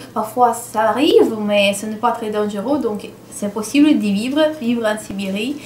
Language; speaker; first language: French; non-native, fluent; Russian